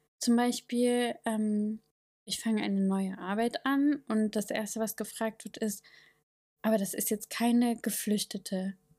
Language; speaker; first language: German; native; German